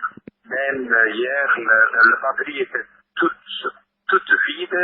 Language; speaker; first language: French; non-native, local second language; Dutch